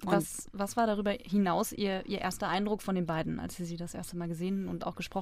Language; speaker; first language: German; native; German